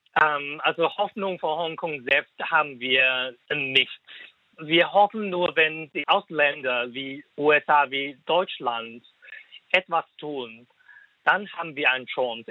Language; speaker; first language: German; non-native, fluent; Cantonese